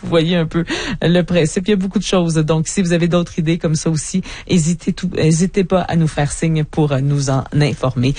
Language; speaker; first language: French; native; French